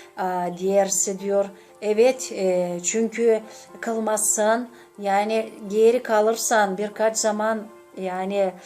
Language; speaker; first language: Turkish; non-native, learner; Gagauz